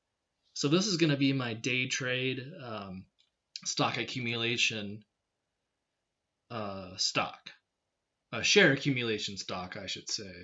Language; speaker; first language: English; native; English